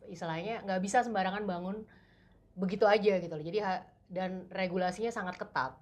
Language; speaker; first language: Indonesian; native; Indonesian